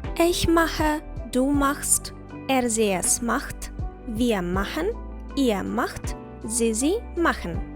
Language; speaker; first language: German; non-native, fluent; Ukrainian